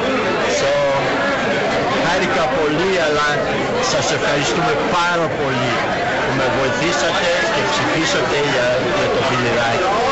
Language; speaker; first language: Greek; early bilingual, heritage; English